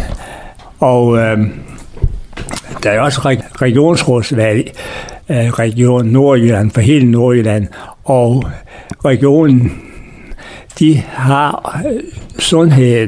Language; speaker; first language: Danish; native; Danish